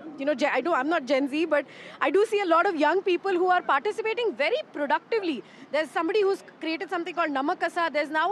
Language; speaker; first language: English; non-native, local second language; Kannada